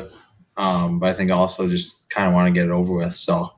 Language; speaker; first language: English; native; English